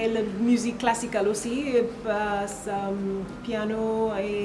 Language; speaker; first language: French; non-native, learner; English